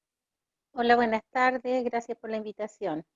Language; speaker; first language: Spanish; native; Spanish